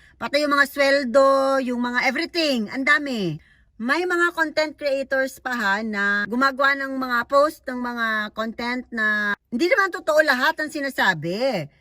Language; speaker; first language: Filipino; non-native, local second language; Cebuano